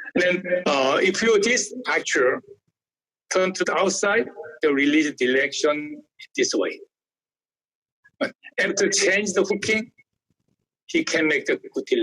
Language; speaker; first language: English; non-native, learner; Korean